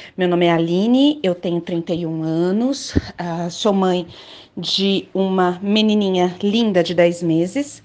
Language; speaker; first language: Portuguese; native; Portuguese